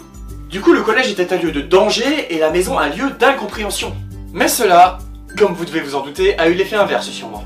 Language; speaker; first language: French; native; French